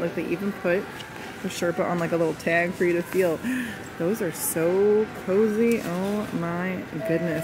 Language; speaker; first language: English; native; English